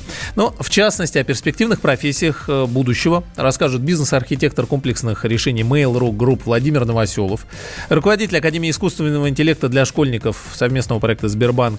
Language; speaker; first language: Russian; native; Russian